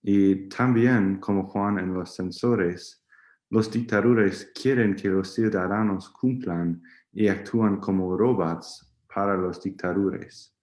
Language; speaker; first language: Spanish; non-native, learner; English